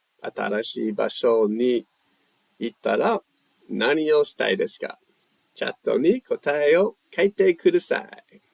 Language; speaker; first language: Japanese; non-native, learner; English